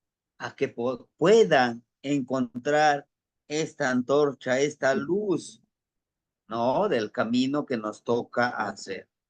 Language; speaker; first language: Spanish; native; Spanish